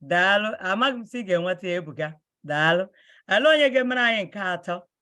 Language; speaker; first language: Igbo; native; Igbo